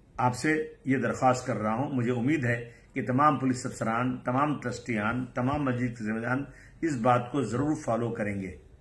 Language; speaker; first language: Hindi; native; Hindi